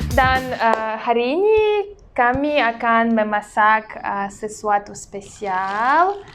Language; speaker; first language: Indonesian; non-native, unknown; Russian